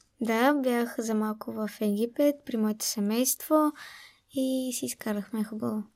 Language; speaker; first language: Bulgarian; early bilingual, heritage; Bulgarian